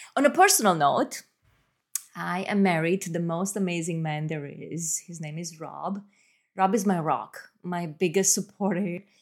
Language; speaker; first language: English; non-native, fluent; Romanian